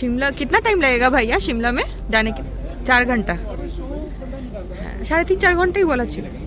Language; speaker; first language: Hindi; non-native, local second language; Bangla